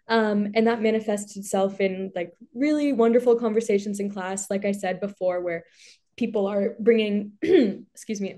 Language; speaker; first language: English; native; English